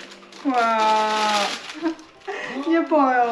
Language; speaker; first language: Korean; non-native, learner; Lao